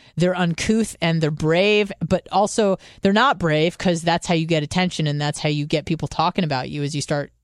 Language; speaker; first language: English; early bilingual, other home language; Hebrew